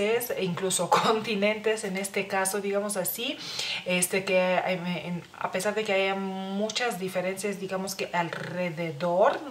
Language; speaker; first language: Spanish; non-native, fluent; Lithuanian